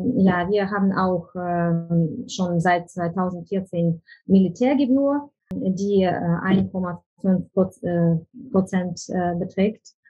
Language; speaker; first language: German; non-native, fluent; Ukrainian